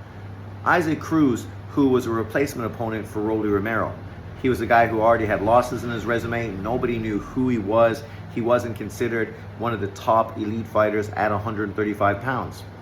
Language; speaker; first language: English; native; English